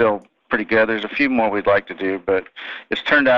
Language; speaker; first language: English; native; English